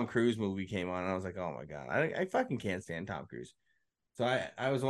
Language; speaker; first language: English; native; English